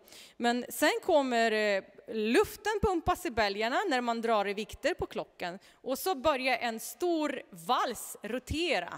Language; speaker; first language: Swedish; non-native, fluent; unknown